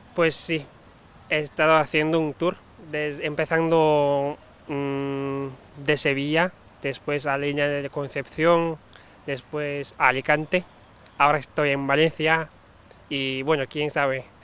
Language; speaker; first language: Spanish; non-native, fluent; Turkish